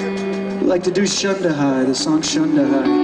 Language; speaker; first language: English; native; English